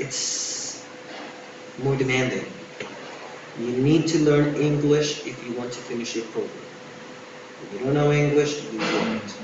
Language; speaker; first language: English; non-native, fluent; Spanish